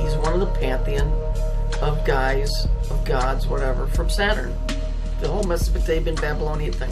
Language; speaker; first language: English; native; English